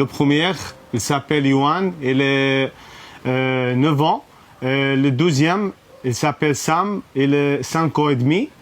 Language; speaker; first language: French; non-native, learner; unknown